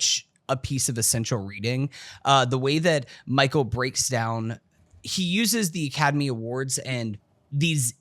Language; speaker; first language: English; native; English